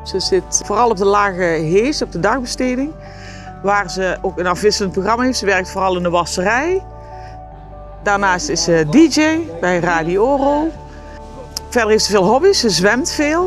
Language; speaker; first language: Dutch; native; Dutch